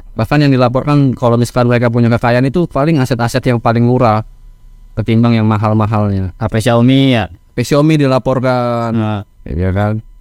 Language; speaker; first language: Indonesian; native; Indonesian